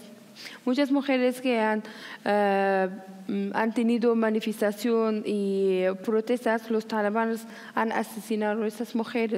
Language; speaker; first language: Spanish; non-native, learner; Persian